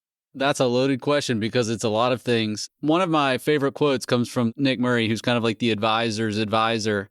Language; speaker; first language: English; native; English